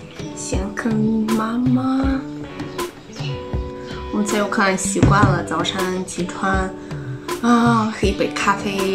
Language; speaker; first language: Chinese; non-native, fluent; Russian